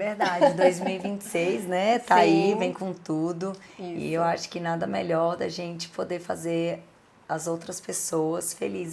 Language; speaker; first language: Portuguese; native; Portuguese